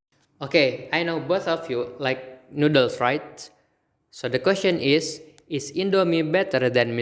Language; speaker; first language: English; non-native, learner; Indonesian